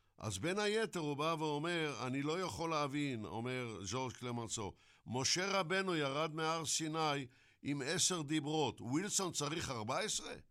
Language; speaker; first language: Hebrew; native; Hebrew